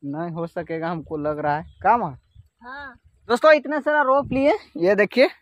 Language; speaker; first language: Hindi; native; Hindi